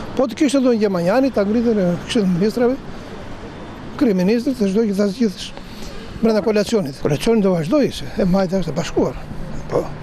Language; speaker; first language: Albanian; native; Albanian